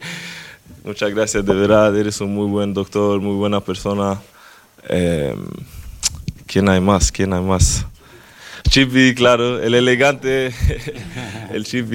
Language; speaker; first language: Spanish; non-native, fluent; Swedish